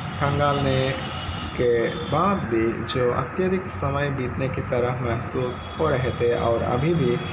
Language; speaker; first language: Hindi; non-native, local second language; Telugu